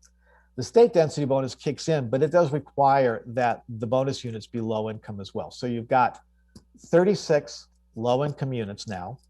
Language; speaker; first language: English; native; English